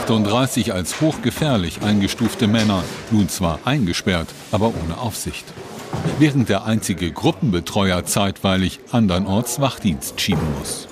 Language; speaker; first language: German; native; German